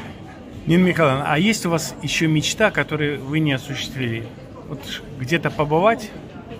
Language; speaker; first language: Russian; native; Russian